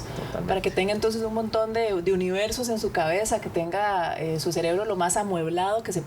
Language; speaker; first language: Spanish; native; Spanish